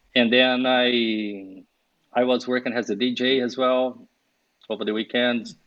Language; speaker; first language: English; non-native, fluent; Portuguese